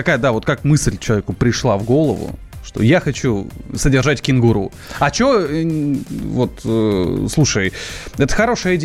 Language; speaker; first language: Russian; native; Russian